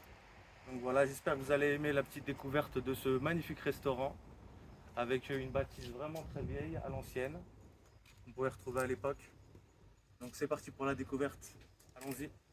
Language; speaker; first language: French; native; French